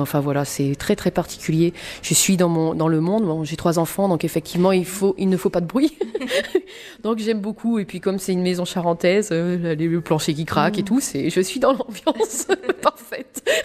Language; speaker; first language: French; native; French